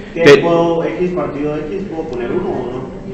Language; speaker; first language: Spanish; native; Spanish